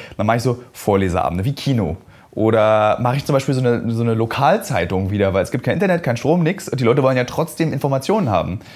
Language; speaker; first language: German; native; German